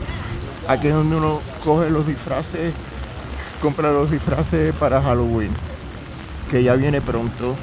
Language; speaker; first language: Spanish; early bilingual, heritage; Spanish